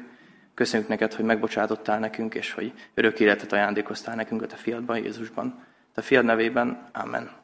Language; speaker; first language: Hungarian; native; Hungarian